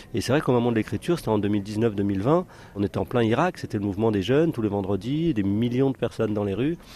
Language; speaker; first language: French; native; French